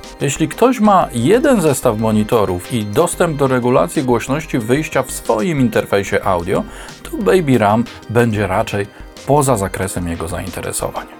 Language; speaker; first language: Polish; native; Polish